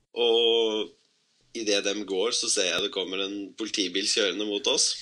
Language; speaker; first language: Norwegian; early bilingual, other home language; Spanish